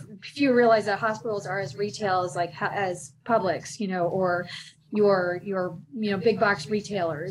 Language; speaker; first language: English; native; English